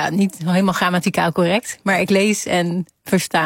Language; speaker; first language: Dutch; native; Dutch